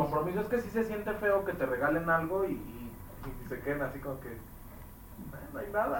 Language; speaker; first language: Spanish; native; Spanish